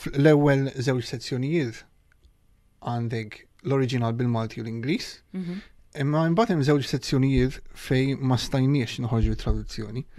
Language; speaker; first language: Maltese; early bilingual, heritage; Maltese